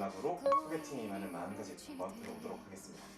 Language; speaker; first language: Korean; native; Korean